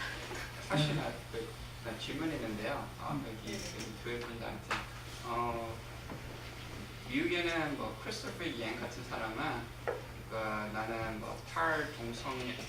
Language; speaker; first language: Korean; early bilingual, heritage; English